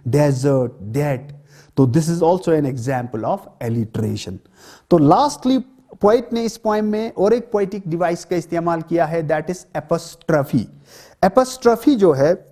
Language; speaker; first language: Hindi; non-native, local second language; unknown